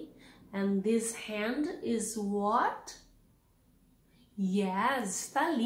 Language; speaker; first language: English; non-native, learner; Portuguese